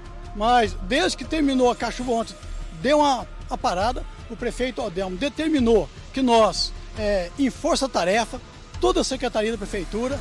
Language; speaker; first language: Portuguese; native; Portuguese